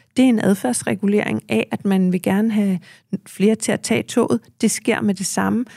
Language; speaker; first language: Danish; native; Danish